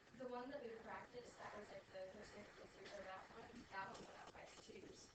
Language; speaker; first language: English; native; English